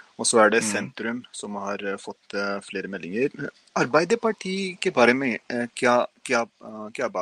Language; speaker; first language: Norwegian; early bilingual, other home language; Urdu